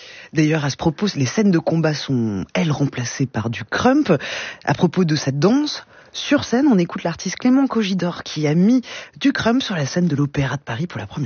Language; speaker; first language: French; native; French